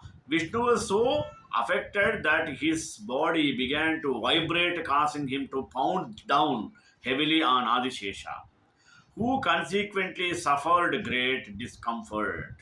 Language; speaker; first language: English; non-native, local second language; Telugu